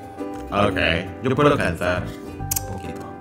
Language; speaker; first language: Spanish; non-native, learner; Indonesian